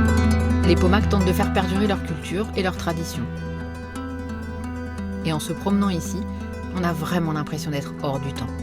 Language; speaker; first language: French; native; French